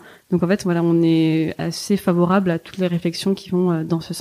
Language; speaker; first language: French; native; French